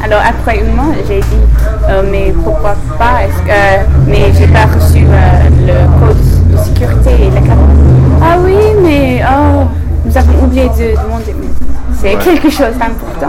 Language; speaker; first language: French; non-native, learner; English